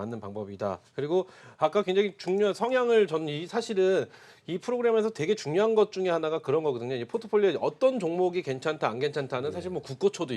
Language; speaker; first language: Korean; native; Korean